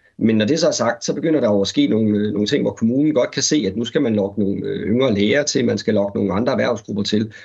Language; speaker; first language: Danish; native; Danish